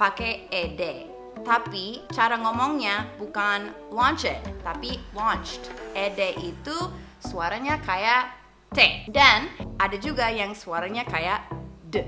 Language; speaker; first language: Indonesian; non-native, fluent; English